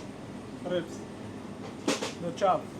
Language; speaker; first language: English; non-native, learner; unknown